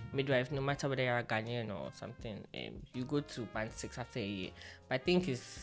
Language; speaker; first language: English; non-native, local second language; Akan